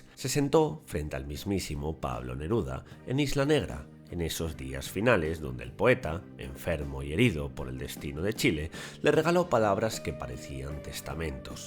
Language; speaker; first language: Spanish; native; Spanish